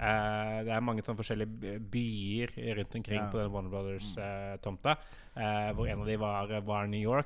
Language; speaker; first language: Norwegian; native; Norwegian